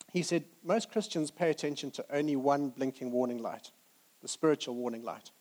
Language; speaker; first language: English; native; English